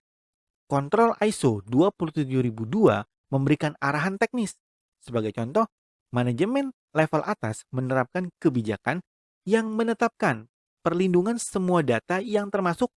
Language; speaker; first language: Indonesian; native; Indonesian